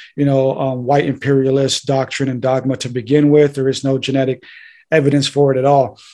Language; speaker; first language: English; native; English